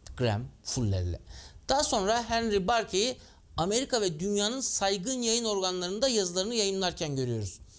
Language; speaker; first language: Turkish; native; Turkish